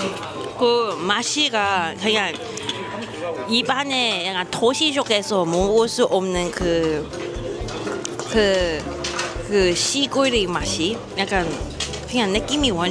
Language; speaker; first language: Korean; non-native, fluent; Cantonese